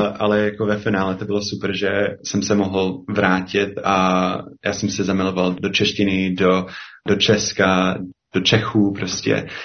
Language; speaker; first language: Czech; non-native, fluent; English